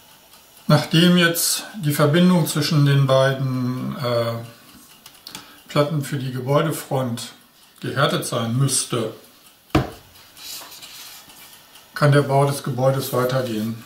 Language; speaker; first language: German; native; German